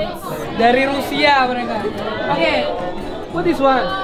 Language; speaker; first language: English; non-native, learner; Indonesian